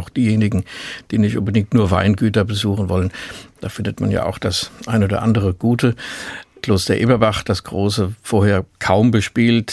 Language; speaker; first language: German; native; German